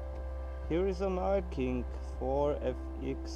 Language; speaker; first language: English; non-native, learner; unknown